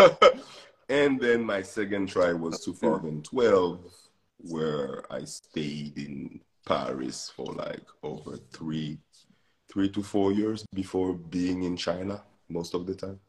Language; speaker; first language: English; non-native, fluent; French